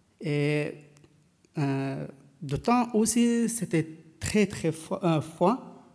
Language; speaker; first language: French; non-native, learner; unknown